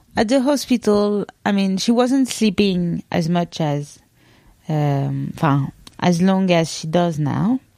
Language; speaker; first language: English; non-native, fluent; French